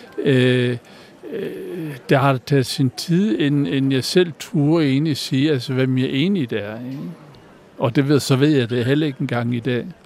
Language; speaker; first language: Danish; native; Danish